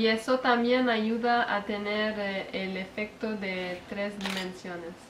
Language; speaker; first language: Spanish; non-native, fluent; French